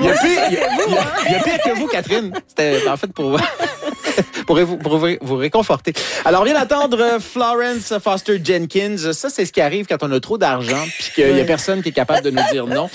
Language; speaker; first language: French; native; French